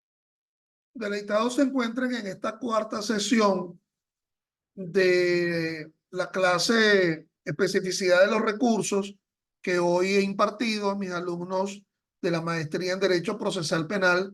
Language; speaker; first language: Spanish; native; Spanish